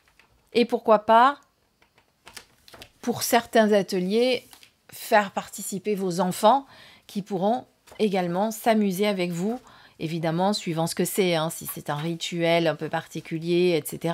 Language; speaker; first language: French; native; French